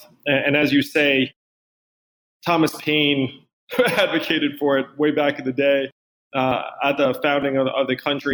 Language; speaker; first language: English; native; English